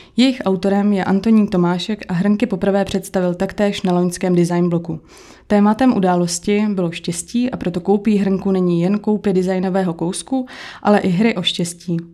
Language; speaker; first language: Czech; native; Czech